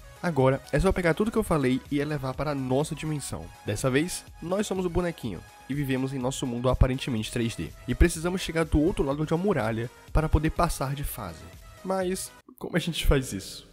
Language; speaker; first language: Portuguese; native; Portuguese